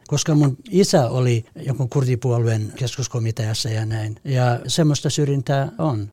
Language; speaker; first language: Finnish; non-native, fluent; Kurdish